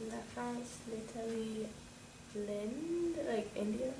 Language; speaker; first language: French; non-native, learner; English